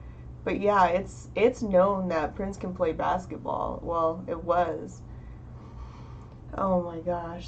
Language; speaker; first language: English; native; English